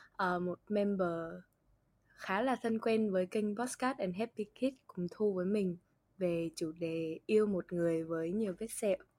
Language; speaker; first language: Vietnamese; native; Vietnamese